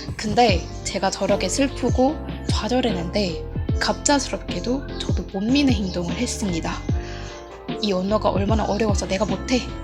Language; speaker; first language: Korean; non-native, fluent; Burmese